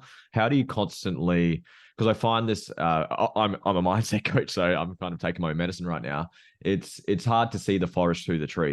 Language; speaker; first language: English; native; English